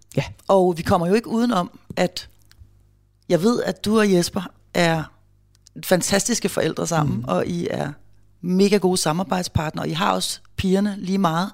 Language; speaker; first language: Danish; native; Danish